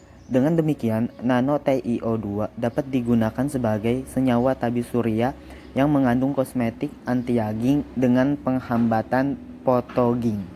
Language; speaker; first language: Indonesian; native; Indonesian